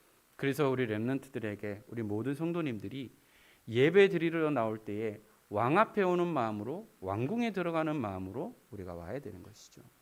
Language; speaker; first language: Korean; native; Korean